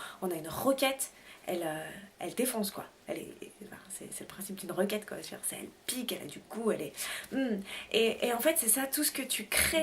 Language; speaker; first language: French; native; French